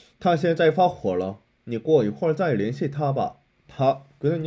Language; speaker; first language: Chinese; non-native, fluent; Korean